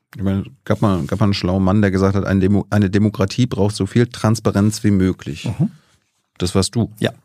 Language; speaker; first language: German; native; German